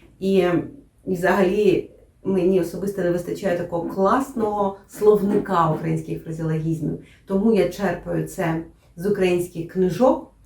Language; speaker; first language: Ukrainian; non-native, local second language; Russian